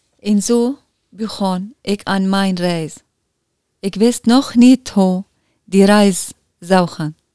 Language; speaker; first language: Dutch; non-native, learner; Arabic